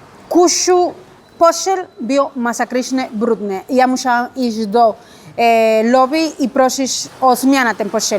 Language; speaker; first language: Polish; non-native, learner; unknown